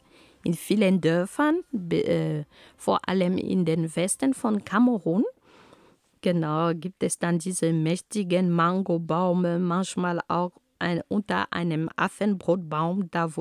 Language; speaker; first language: German; non-native, fluent; Ghomala